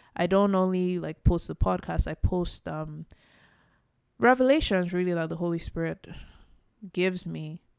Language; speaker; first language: English; non-native, local second language; Yoruba